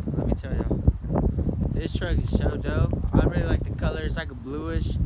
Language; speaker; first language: English; native; English